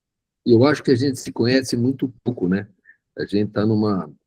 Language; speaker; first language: Portuguese; native; Portuguese